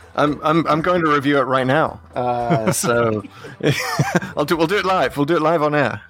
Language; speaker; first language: English; native; English